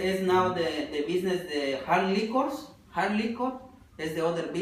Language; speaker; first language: English; non-native, learner; Spanish